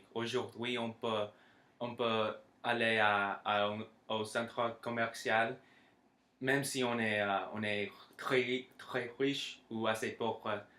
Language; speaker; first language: French; non-native, learner; English